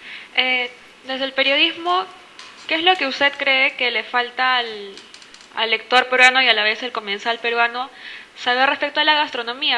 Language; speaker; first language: Spanish; native; Spanish